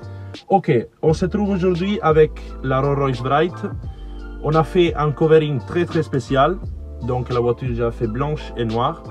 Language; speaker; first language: French; non-native, learner; Italian